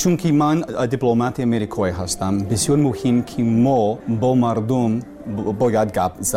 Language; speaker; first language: Persian; non-native, learner; English